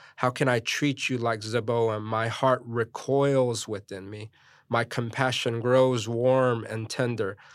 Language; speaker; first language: English; early bilingual, other home language; Korean